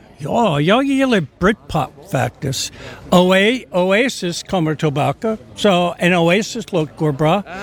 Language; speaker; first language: Swedish; non-native, fluent; English